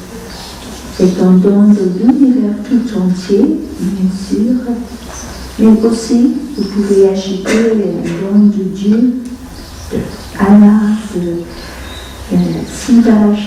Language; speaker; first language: French; non-native, fluent; Vietnamese